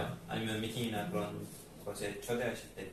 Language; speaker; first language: Turkish; native; Turkish